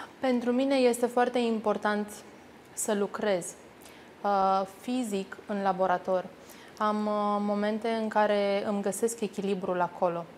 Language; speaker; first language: Romanian; native; Romanian